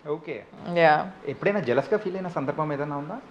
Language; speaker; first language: Telugu; native; Telugu